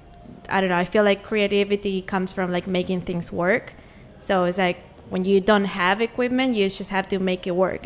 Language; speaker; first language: English; non-native, fluent; Spanish